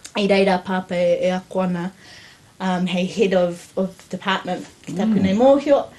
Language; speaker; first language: Māori; native; Māori